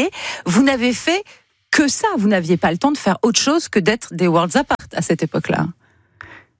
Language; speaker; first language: French; native; French